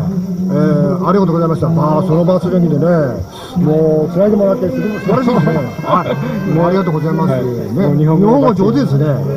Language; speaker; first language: Japanese; native; Japanese